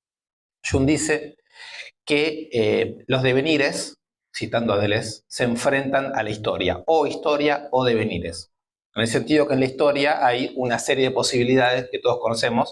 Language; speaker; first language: Spanish; native; Spanish